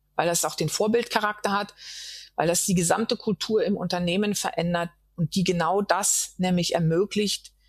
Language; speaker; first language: German; native; German